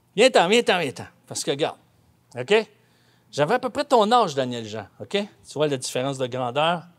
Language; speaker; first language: French; native; French